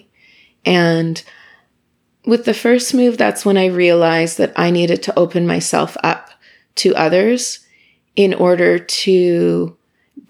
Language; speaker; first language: English; native; English